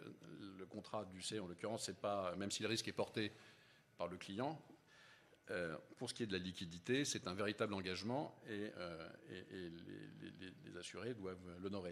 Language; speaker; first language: French; native; French